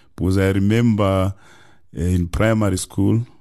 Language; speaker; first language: English; non-native, local second language; Shona